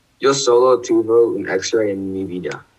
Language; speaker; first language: Spanish; non-native, learner; English